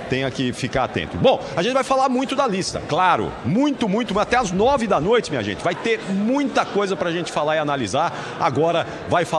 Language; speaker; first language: Portuguese; native; Portuguese